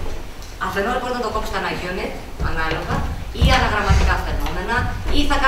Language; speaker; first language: Greek; native; Greek